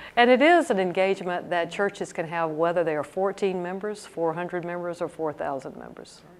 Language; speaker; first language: English; native; English